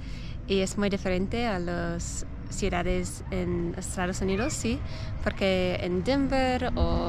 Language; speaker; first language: Spanish; non-native, learner; English